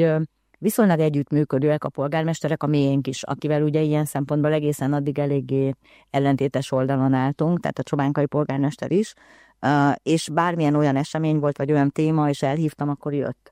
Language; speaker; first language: Hungarian; native; Hungarian